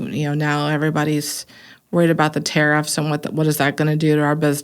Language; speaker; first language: English; native; English